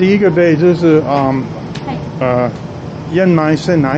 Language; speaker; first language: Chinese; non-native, learner; English